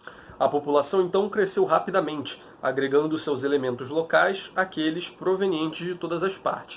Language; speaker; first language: Portuguese; native; Portuguese